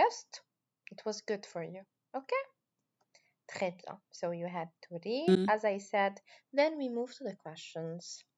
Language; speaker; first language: English; non-native, fluent; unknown